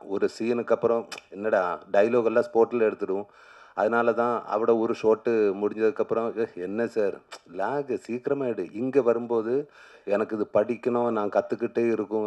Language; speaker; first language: Tamil; non-native, learner; Malayalam